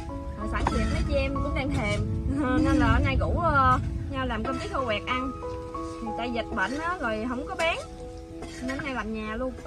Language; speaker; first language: Vietnamese; native; Vietnamese